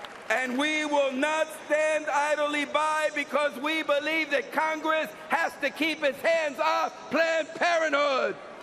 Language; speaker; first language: English; early bilingual, other home language; Spanish